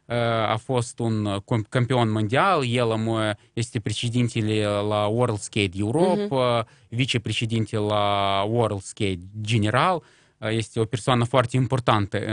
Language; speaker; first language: Romanian; non-native, local second language; Russian